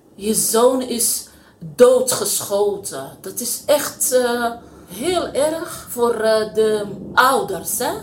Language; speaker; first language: Dutch; non-native, learner; Arabic